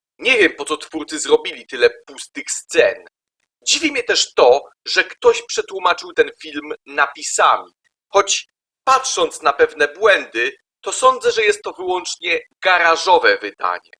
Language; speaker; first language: Polish; native; Polish